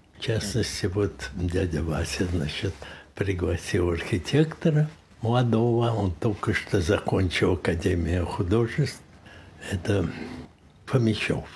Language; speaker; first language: Russian; native; Russian